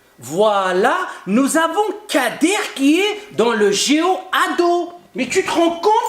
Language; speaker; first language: French; native; French